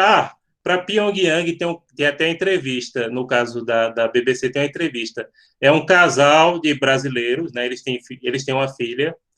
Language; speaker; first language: Portuguese; native; Portuguese